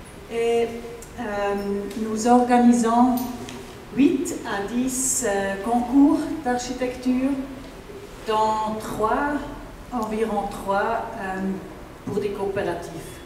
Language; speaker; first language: French; non-native, learner; German